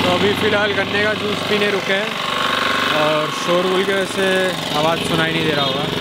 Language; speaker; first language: Hindi; native; Hindi